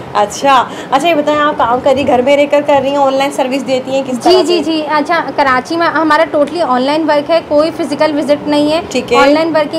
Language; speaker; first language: Urdu; native; Urdu